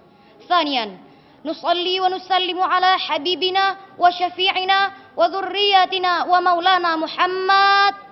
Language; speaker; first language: Arabic; non-native, learner; Indonesian